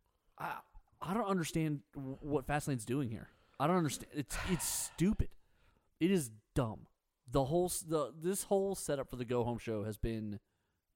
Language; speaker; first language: English; native; English